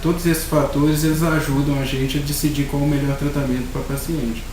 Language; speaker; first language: Portuguese; native; Portuguese